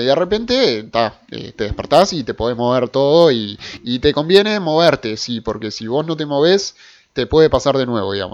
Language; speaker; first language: Spanish; native; Spanish